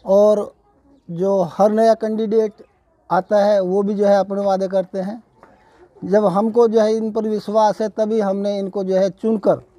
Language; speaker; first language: Hindi; native; Hindi